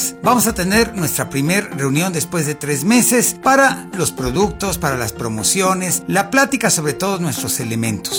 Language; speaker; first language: Spanish; native; Spanish